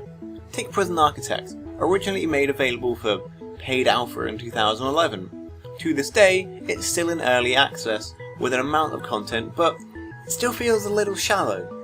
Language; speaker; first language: English; native; English